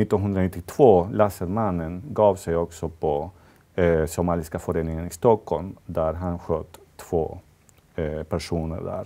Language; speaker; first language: Swedish; non-native, fluent; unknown